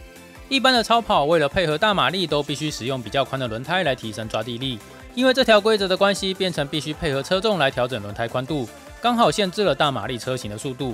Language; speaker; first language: Chinese; native; Chinese